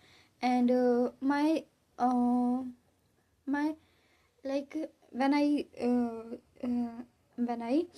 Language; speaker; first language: English; non-native, learner; Hindi